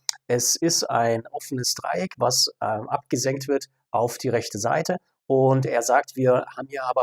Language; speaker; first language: German; native; German